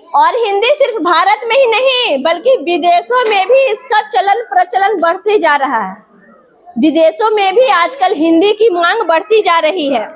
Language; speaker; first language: Hindi; native; Hindi